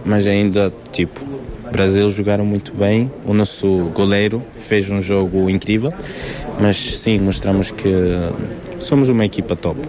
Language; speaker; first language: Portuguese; non-native, fluent; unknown